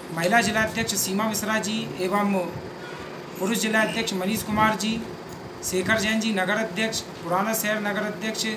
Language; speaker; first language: Hindi; native; Hindi